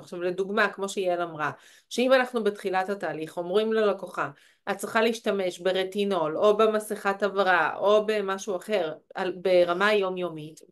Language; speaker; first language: Hebrew; native; Hebrew